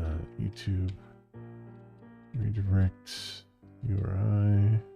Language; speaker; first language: English; native; English